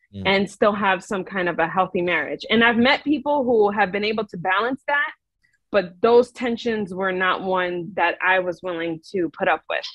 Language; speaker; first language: English; native; English